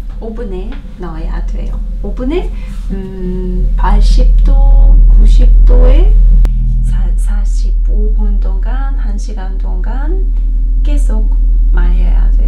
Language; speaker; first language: Korean; non-native, learner; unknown